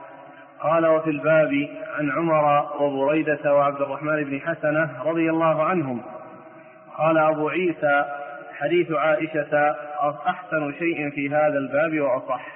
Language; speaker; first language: Arabic; native; Arabic